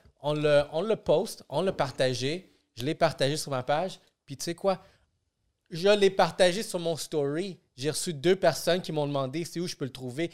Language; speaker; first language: French; early bilingual, other home language; Spanish